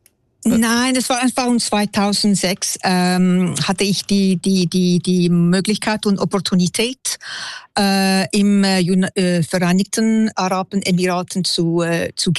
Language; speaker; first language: German; non-native, local second language; French